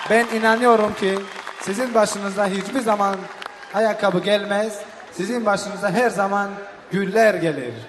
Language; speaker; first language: Turkish; non-native, fluent; Tajik